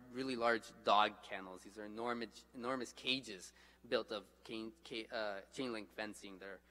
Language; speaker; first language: English; native; English